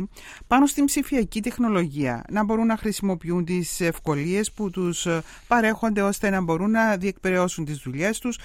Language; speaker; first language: Greek; native; Greek